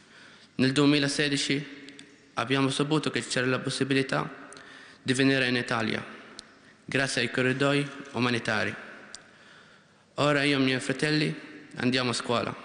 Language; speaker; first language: Italian; non-native, learner; Arabic